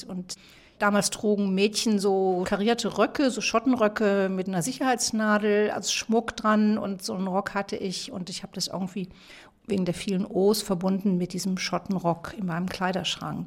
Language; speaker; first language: German; native; German